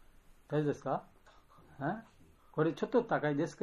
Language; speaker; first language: Japanese; non-native, fluent; Bangla